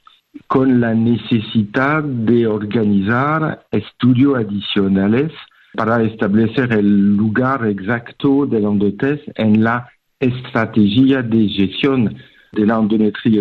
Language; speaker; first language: Spanish; non-native, fluent; French